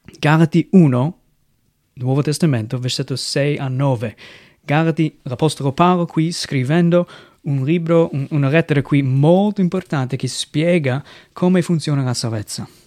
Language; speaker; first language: Italian; non-native, fluent; English